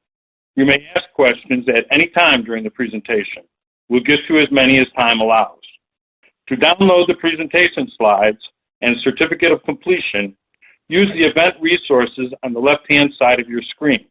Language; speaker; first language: English; native; English